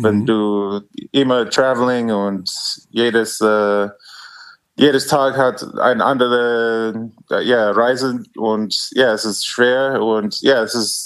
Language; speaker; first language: German; non-native, learner; English